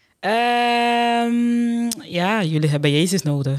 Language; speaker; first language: Dutch; non-native, fluent; Portuguese